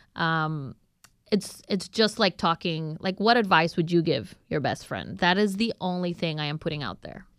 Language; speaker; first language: English; non-native, fluent; Spanish